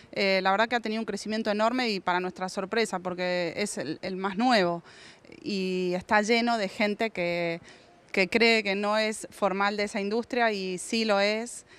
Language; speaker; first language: Spanish; native; Spanish